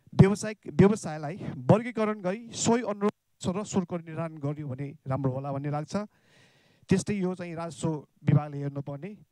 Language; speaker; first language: Nepali; non-native, local second language; Newari